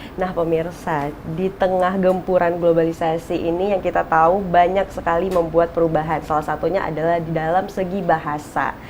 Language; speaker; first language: Indonesian; native; Indonesian